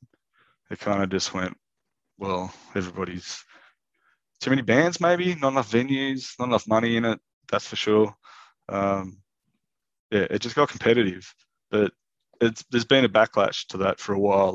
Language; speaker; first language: English; native; English